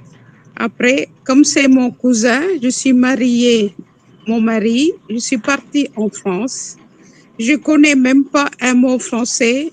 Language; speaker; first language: French; non-native, local second language; Tamil